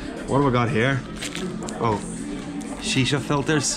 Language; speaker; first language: English; native; English